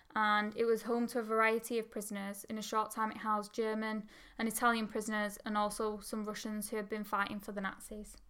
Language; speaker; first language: English; native; English